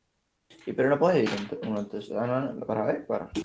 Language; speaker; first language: Spanish; native; Spanish